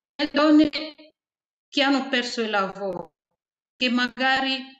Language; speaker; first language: Italian; non-native, fluent; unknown